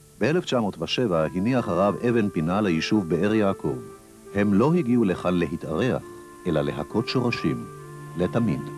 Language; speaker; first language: Hebrew; native; Hebrew